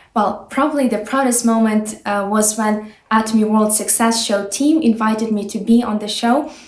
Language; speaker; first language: English; non-native, fluent; Ukrainian